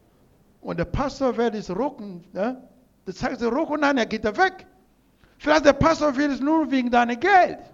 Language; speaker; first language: German; non-native, learner; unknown